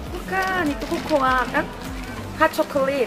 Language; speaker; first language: Indonesian; non-native, learner; Korean